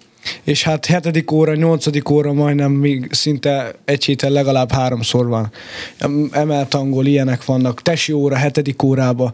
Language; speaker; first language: Hungarian; native; Hungarian